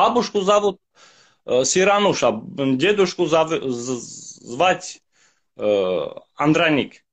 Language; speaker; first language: Russian; non-native, fluent; Armenian